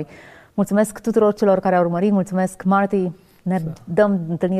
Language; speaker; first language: Romanian; native; Romanian